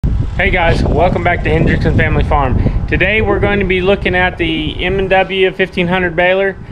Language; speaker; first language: English; native; English